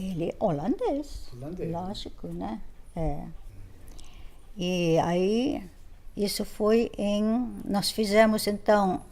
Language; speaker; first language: Portuguese; non-native, fluent; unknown